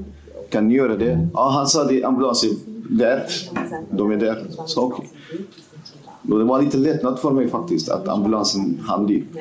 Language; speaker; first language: Swedish; non-native, fluent; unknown